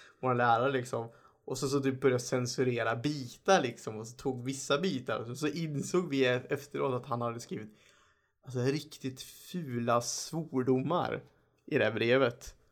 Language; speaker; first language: Swedish; native; Swedish